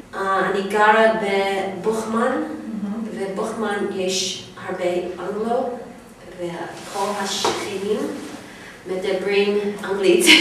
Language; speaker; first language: Hebrew; non-native, learner; English